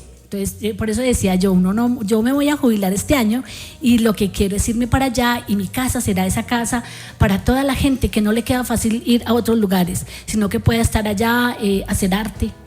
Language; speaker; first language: Spanish; native; Spanish